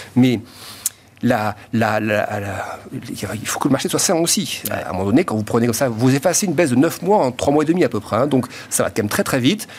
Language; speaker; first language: French; native; French